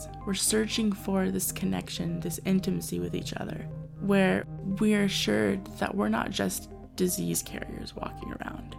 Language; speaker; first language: English; native; English